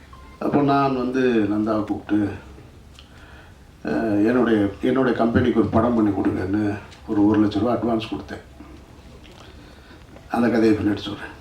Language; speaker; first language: Tamil; native; Tamil